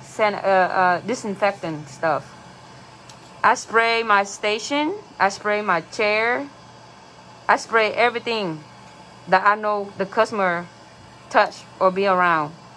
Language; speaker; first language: English; non-native, fluent; Vietnamese